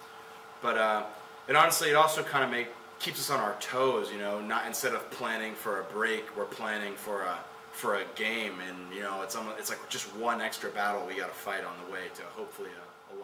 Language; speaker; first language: English; native; English